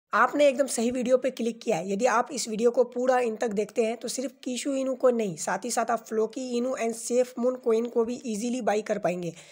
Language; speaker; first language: Hindi; native; Hindi